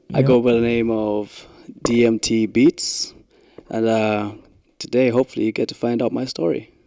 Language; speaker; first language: English; early bilingual, other home language; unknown